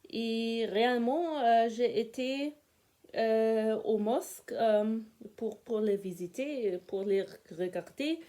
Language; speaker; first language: French; non-native, fluent; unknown